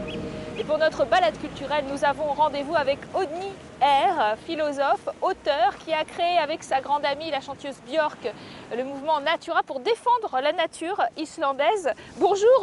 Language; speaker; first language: French; native; French